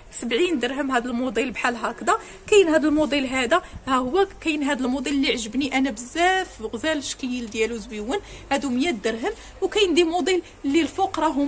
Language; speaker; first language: Arabic; native; Arabic